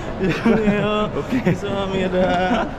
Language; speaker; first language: Korean; non-native, learner; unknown